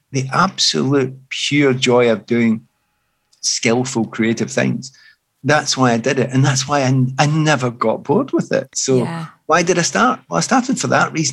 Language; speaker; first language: English; native; English